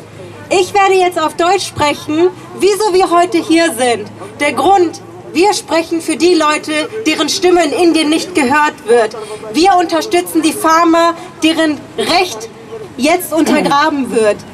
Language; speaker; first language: German; early bilingual, other home language; Punjabi